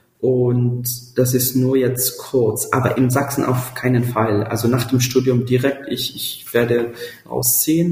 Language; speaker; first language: German; non-native, fluent; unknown